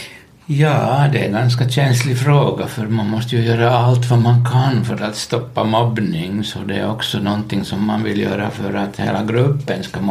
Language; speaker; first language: Swedish; non-native, local second language; Finnish